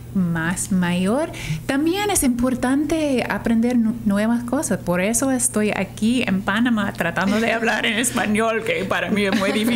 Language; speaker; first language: Spanish; non-native, fluent; English